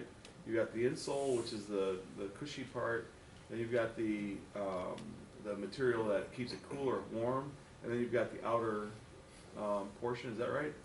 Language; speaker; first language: English; native; English